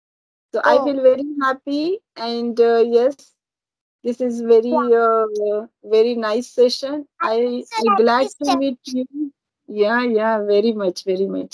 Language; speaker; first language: English; non-native, learner; Marathi